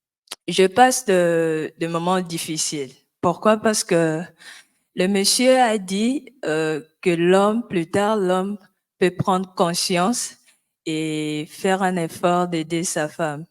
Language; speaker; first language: French; non-native, local second language; Lingala